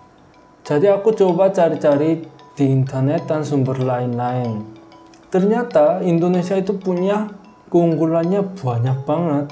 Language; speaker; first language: Indonesian; non-native, fluent; Korean